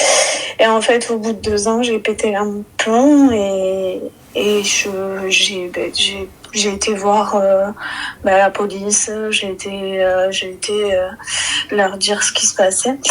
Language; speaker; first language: French; early bilingual, other home language; Arabic